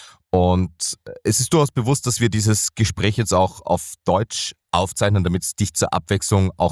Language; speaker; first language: German; native; German